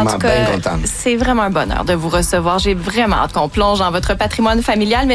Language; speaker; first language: French; native; French